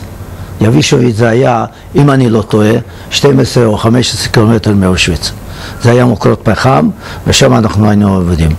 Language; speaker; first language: Hebrew; non-native, fluent; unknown